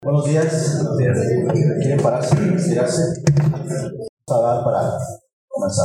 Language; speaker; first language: Spanish; native; Spanish